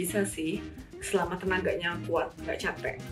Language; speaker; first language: Indonesian; native; Indonesian